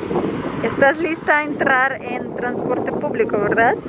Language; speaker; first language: Spanish; non-native, fluent; Ukrainian